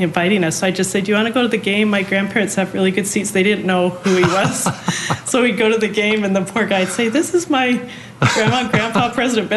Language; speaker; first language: English; native; English